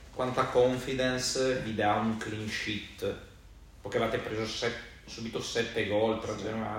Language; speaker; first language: Italian; native; Italian